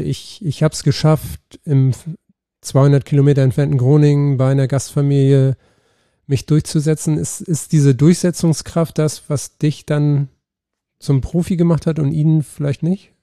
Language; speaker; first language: German; native; German